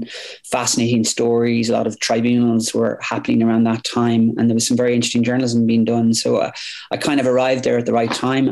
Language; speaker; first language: English; native; English